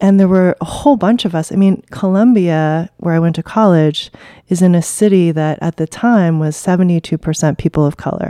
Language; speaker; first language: English; early bilingual, other home language; Chinese